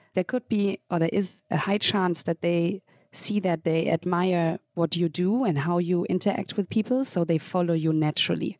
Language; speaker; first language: English; non-native, fluent; German